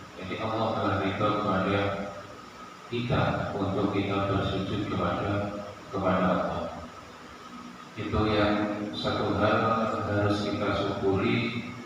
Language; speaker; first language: Indonesian; non-native, local second language; Javanese